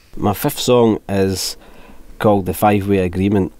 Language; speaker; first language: English; native; English